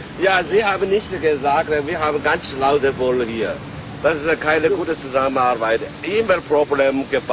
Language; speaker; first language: German; non-native, learner; Chinese